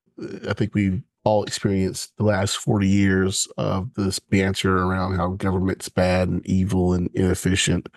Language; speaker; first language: English; native; English